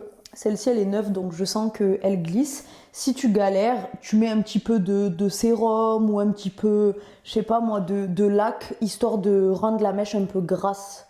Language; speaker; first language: French; native; French